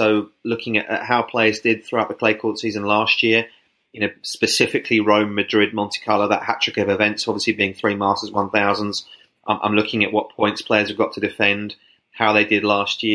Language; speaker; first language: English; native; English